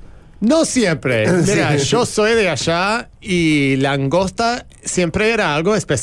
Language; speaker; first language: Spanish; non-native, fluent; English